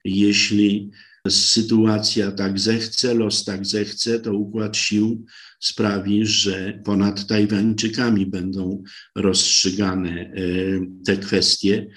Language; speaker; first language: Polish; native; Polish